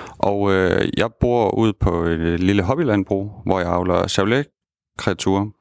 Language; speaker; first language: Danish; native; Danish